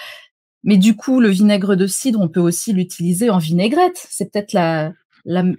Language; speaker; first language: French; native; French